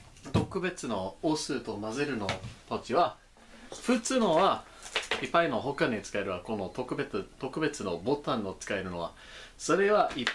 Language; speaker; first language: Japanese; non-native, learner; English